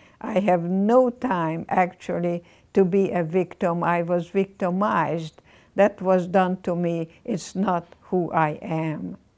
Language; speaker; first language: English; non-native, fluent; Hungarian